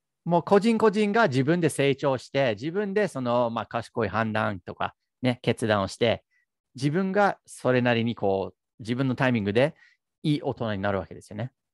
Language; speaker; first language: Japanese; non-native, fluent; English